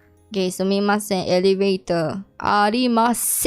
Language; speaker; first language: Japanese; non-native, learner; English